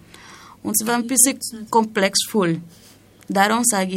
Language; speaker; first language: German; non-native, learner; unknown